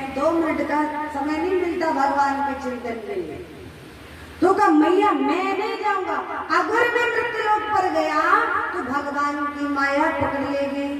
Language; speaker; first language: Hindi; native; Hindi